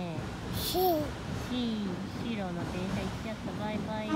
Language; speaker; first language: Japanese; native; Japanese